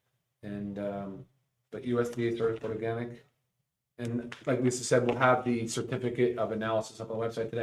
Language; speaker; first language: English; native; English